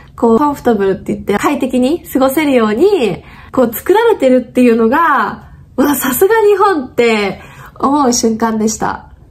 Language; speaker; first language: Japanese; non-native, fluent; German